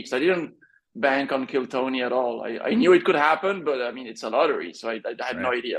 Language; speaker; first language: English; non-native, fluent; French